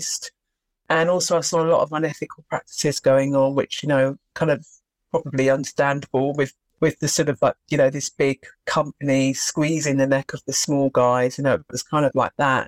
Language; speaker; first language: English; native; English